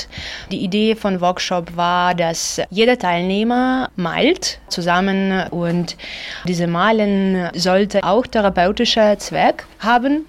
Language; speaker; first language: German; non-native, learner; Ukrainian